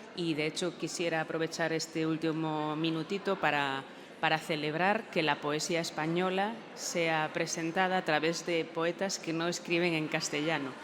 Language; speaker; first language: Spanish; non-native, local second language; Galician